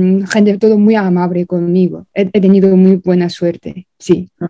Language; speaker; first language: Spanish; non-native, fluent; Chinese